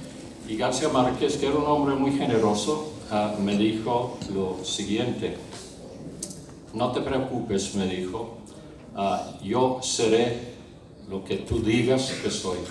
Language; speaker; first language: Spanish; non-native, fluent; English